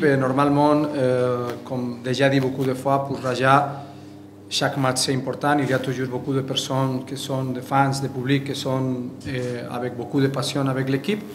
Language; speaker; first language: French; non-native, fluent; Spanish